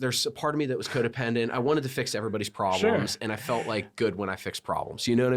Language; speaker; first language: English; native; English